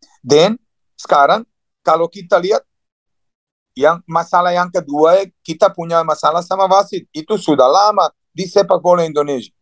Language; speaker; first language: Indonesian; non-native, fluent; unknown